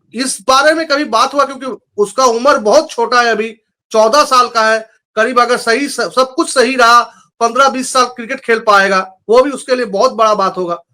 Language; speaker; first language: Hindi; non-native, local second language; Bangla